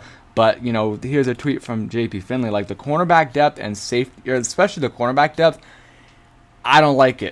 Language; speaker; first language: English; native; English